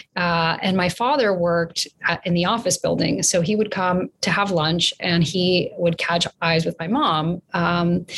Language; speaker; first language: English; early bilingual, other home language; Spanish